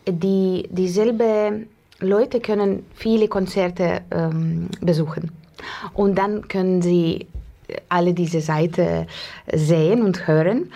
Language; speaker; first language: German; non-native, learner; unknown